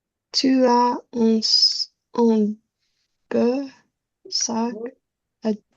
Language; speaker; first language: French; non-native, learner; Spanish